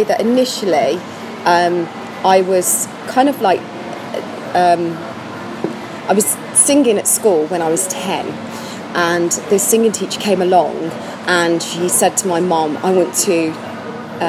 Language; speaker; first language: English; native; English